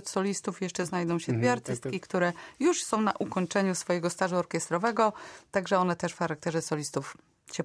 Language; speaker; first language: Polish; native; Polish